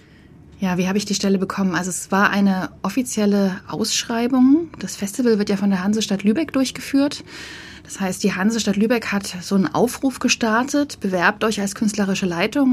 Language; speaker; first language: German; native; German